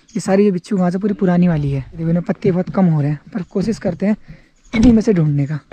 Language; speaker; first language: Hindi; native; Hindi